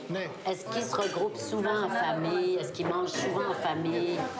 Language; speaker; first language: French; native; French